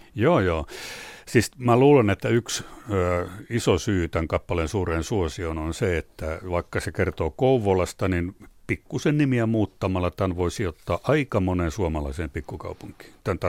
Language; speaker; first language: Finnish; native; Finnish